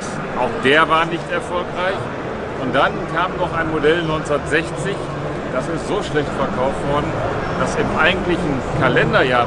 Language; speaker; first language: German; native; German